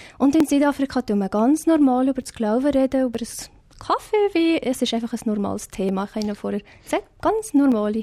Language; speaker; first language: German; non-native, fluent; Afrikaans